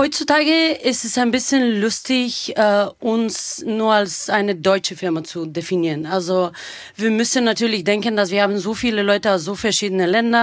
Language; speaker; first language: German; non-native, fluent; Bulgarian